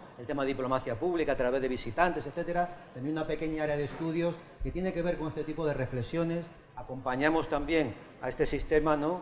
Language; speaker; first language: Spanish; native; Spanish